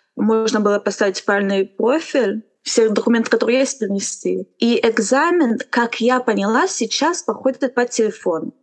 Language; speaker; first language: Russian; non-native, fluent; Romanian